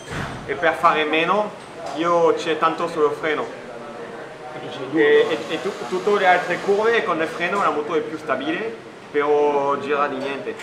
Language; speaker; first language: Italian; non-native, learner; French